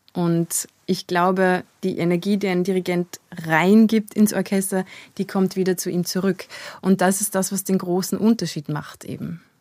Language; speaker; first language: German; native; German